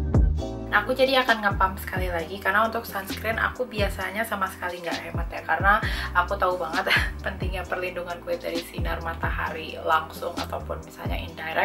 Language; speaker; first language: Indonesian; native; Indonesian